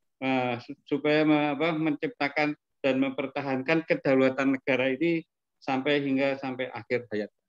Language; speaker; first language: Indonesian; native; Indonesian